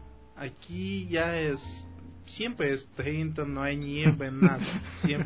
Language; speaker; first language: Spanish; non-native, fluent; Russian